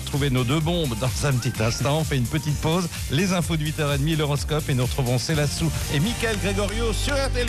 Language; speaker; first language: French; native; French